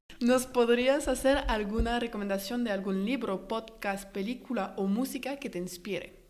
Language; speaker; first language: Spanish; non-native, fluent; French